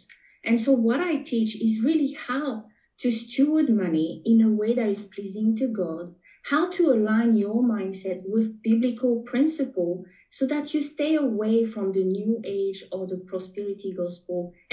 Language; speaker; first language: English; non-native, fluent; French